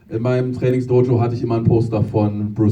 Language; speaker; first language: German; native; German